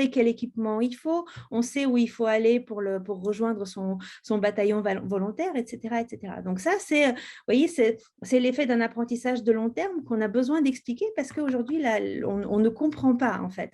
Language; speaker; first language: French; native; French